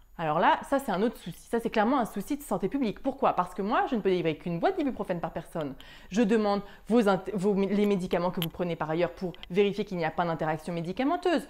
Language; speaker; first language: French; native; French